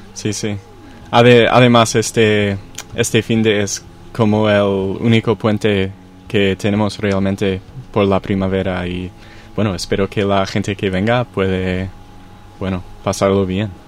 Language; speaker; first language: Spanish; non-native, fluent; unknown